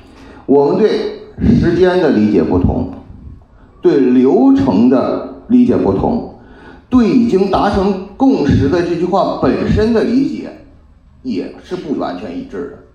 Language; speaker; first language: Chinese; native; Chinese